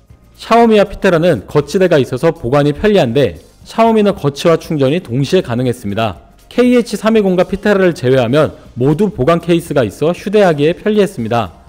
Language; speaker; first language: Korean; native; Korean